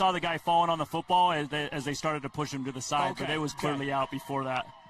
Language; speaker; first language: English; native; English